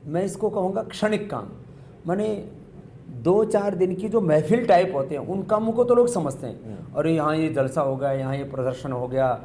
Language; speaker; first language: Hindi; native; Hindi